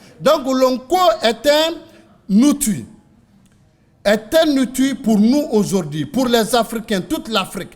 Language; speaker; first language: French; non-native, local second language; Mandingo